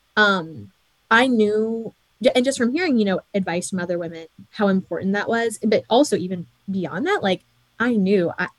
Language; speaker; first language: English; native; English